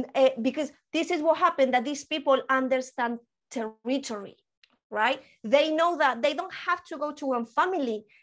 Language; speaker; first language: English; early bilingual, other home language; Spanish